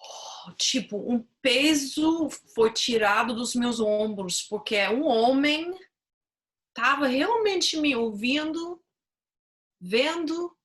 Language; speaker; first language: Portuguese; non-native, fluent; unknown